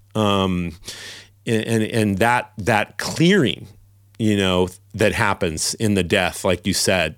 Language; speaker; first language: English; native; English